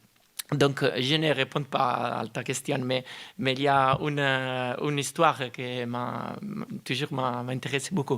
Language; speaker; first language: French; non-native, fluent; Italian